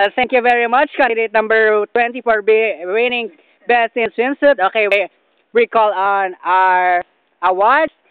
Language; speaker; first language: English; non-native, local second language; Filipino